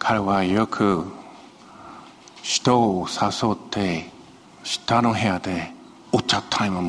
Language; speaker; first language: Japanese; non-native, fluent; Chinese